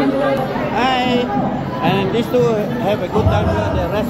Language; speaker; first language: English; non-native, local second language; Malay